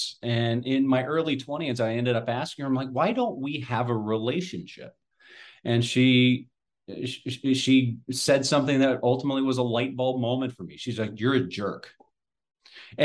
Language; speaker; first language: English; native; English